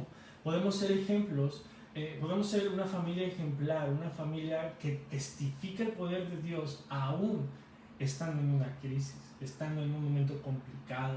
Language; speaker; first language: Spanish; native; Spanish